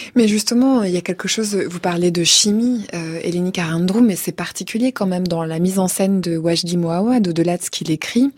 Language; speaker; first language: French; native; French